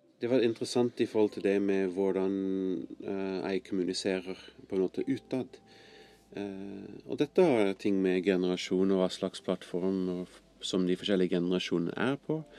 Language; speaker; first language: Norwegian; non-native, fluent; English